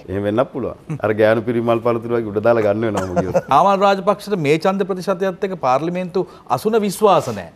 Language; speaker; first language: Sinhala; native; Sinhala